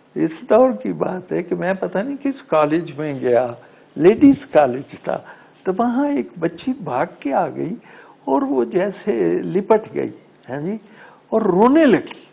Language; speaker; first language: Urdu; non-native, local second language; Punjabi